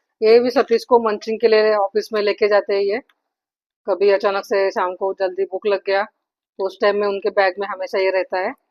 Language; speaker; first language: Hindi; non-native, local second language; Marathi